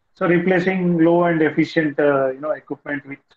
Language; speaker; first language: English; non-native, local second language; Telugu